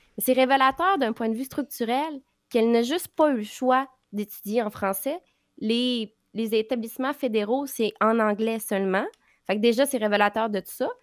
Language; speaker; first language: French; native; French